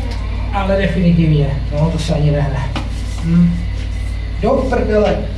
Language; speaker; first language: Czech; native; Czech